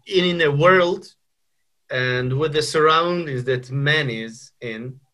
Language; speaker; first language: English; non-native, fluent; Ukrainian